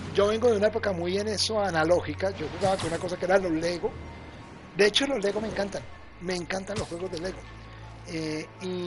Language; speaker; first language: Spanish; native; Spanish